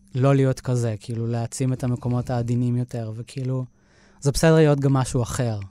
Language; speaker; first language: Hebrew; native; Hebrew